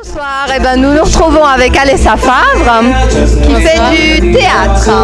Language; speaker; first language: French; native; French